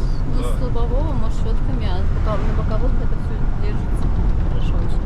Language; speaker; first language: Russian; native; Russian